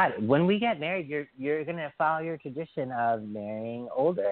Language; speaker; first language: English; native; English